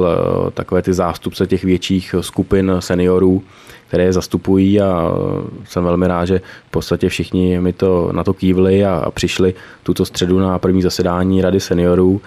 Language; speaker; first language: Czech; native; Czech